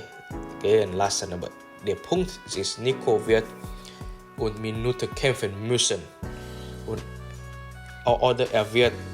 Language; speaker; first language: German; non-native, learner; English